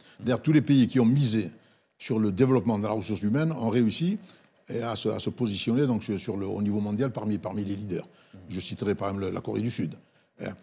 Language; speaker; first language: French; non-native, local second language; Arabic